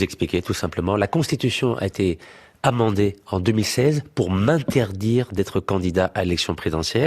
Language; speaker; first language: French; native; French